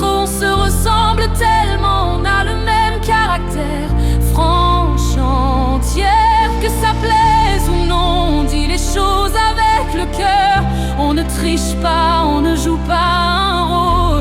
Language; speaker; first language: French; native; French